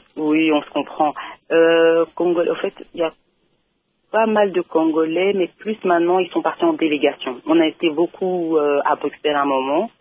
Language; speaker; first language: French; early bilingual, other home language; Lingala